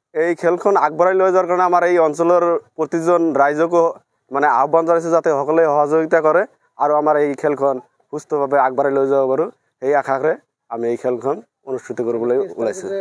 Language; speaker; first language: Assamese; non-native, local second language; Bangla